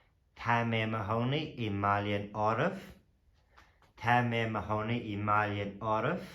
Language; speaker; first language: Irish; non-native, local second language; English